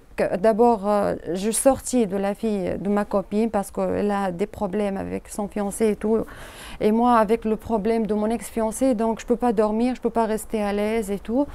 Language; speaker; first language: French; non-native, learner; Arabic